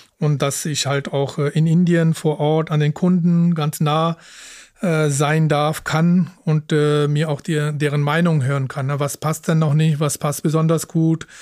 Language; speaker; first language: German; early bilingual, other home language; Punjabi